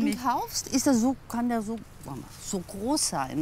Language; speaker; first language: German; native; German